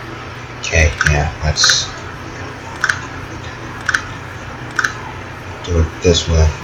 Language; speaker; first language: English; native; English